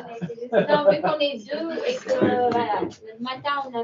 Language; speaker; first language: French; native; French